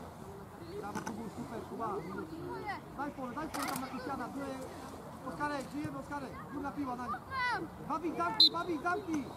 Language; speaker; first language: Polish; native; Polish